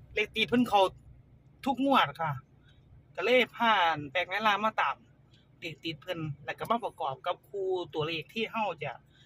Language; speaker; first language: Thai; native; Thai